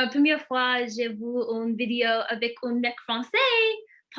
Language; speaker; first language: French; non-native, learner; English